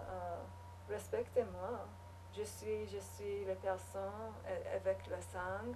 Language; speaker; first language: French; non-native, learner; English